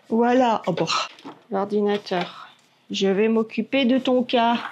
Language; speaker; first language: French; native; French